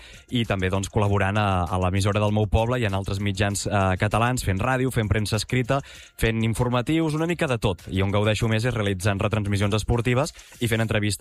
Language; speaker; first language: Catalan; native; Catalan